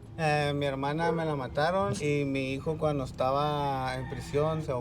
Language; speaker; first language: Spanish; native; Spanish